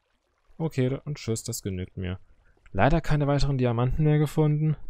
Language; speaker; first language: German; native; German